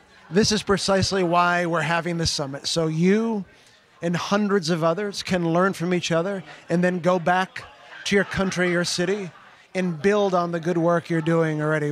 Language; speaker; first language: English; early bilingual, other home language; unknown